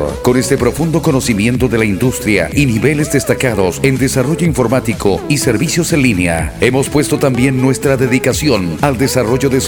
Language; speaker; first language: Spanish; native; Spanish